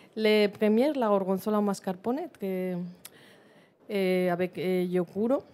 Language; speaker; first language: French; non-native, learner; Spanish